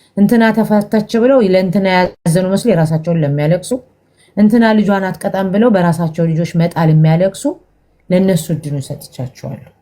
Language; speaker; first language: Amharic; native; Amharic